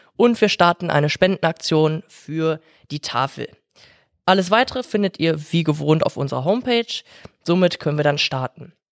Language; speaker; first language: German; native; German